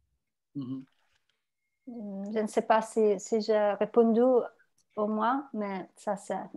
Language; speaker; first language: French; non-native, learner; Italian